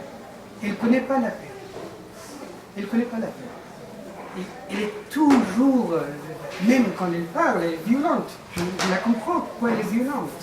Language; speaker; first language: French; non-native, fluent; Persian